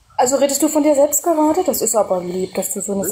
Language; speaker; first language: German; non-native, learner; Arabic